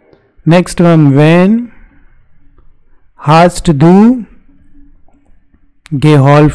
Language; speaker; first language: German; non-native, fluent; Hindi